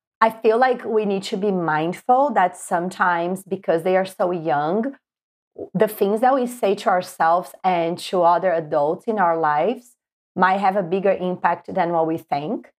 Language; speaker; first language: English; non-native, fluent; Spanish